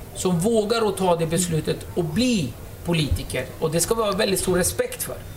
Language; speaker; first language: Swedish; early bilingual, other home language; Kurdish